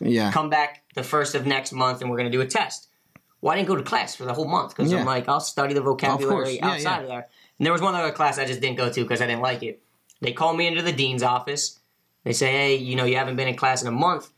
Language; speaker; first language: English; native; English